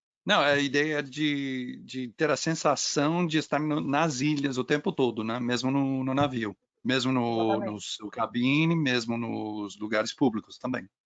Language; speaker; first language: Portuguese; non-native, fluent; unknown